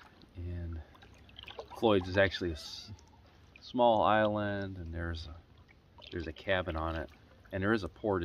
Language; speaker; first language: English; native; English